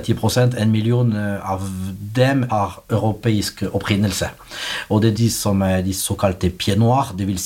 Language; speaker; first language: Norwegian; non-native, fluent; French